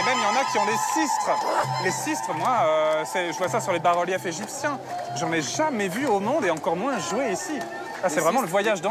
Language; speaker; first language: French; native; French